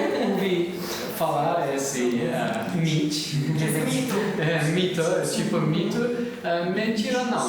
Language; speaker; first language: Portuguese; non-native, learner; Turkish